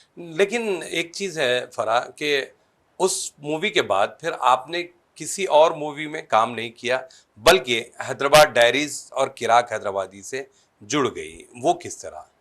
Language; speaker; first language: Hindi; native; Hindi